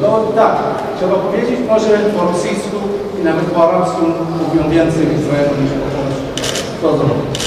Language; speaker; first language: Polish; non-native, learner; Hebrew